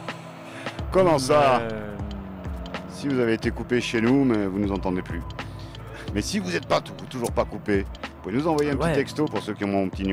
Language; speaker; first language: French; native; French